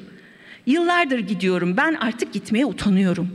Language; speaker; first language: Turkish; native; Turkish